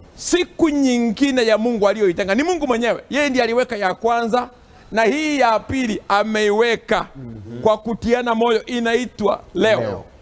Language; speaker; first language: Swahili; non-native, local second language; Gusii